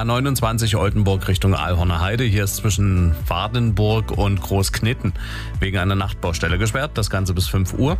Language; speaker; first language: German; native; German